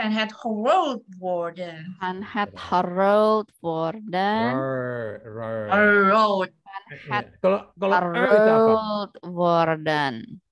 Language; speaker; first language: Dutch; non-native, learner; Indonesian